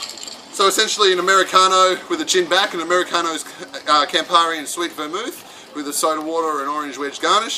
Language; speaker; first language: English; native; English